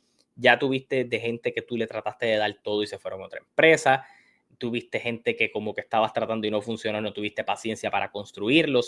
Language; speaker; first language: Spanish; native; Spanish